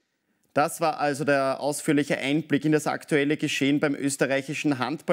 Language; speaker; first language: German; native; German